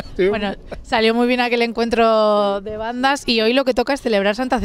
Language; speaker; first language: Spanish; native; Spanish